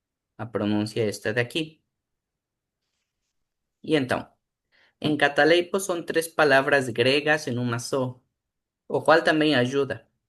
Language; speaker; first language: Spanish; non-native, learner; Portuguese